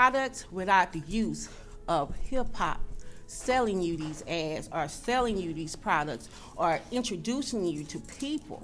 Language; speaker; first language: English; native; English